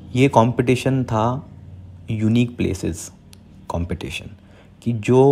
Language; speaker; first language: Hindi; non-native, local second language; Gujarati